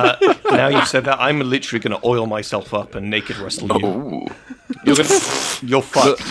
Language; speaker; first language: English; native; English